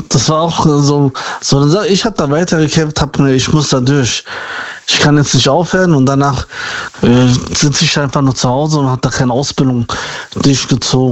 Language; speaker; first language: German; native; German